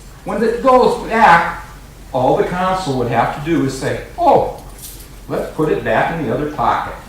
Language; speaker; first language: English; native; English